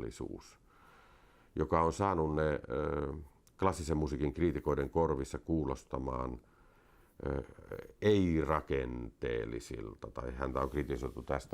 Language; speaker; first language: Finnish; native; Finnish